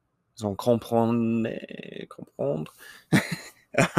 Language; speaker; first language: French; non-native, learner; English